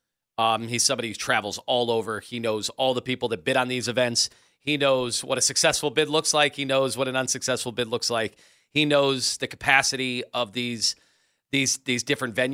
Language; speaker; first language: English; native; English